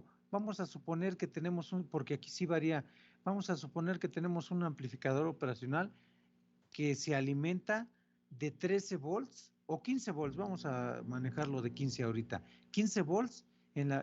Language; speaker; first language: Spanish; native; Spanish